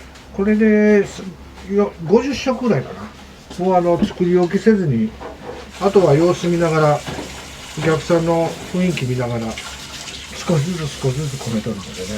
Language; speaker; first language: Japanese; native; Japanese